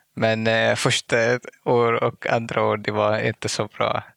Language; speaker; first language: Swedish; non-native, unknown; Arabic